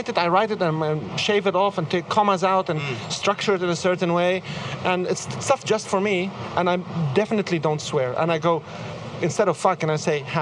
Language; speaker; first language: English; non-native, fluent; Arabic